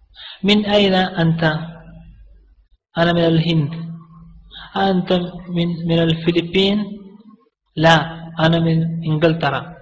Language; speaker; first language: Arabic; non-native, fluent; Malayalam